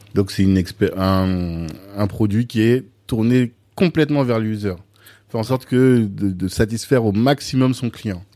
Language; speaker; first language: French; native; French